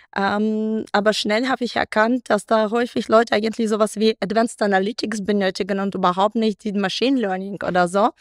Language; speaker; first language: German; non-native, fluent; Russian